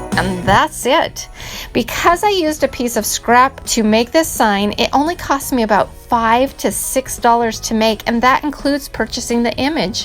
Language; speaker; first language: English; native; English